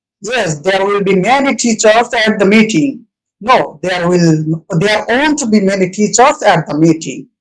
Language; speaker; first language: English; non-native, local second language; Bangla